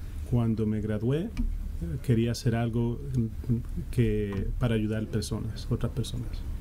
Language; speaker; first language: Spanish; early bilingual, heritage; Spanish